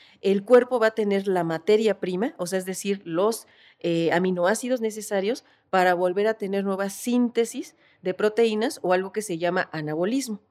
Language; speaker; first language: Spanish; native; Spanish